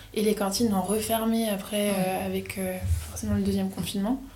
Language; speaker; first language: French; native; French